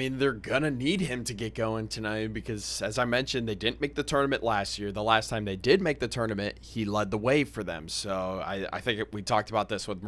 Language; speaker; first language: English; native; English